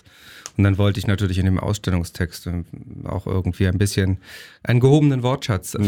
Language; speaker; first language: German; native; German